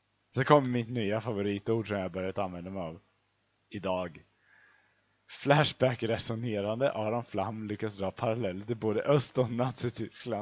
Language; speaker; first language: Swedish; native; Swedish